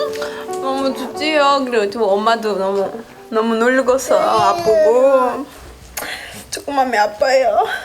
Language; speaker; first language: Korean; non-native, learner; Spanish